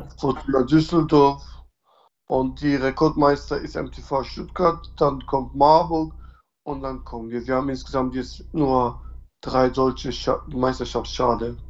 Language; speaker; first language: German; non-native, fluent; Turkish